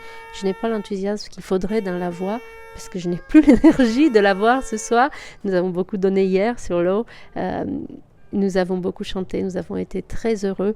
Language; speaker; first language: French; native; French